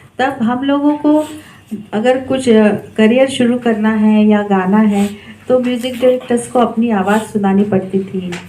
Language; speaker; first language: Hindi; non-native, local second language; Marathi